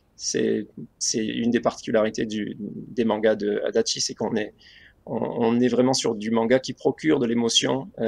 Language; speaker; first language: French; native; French